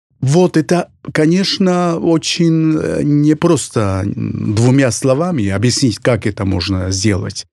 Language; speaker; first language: Russian; non-native, fluent; Spanish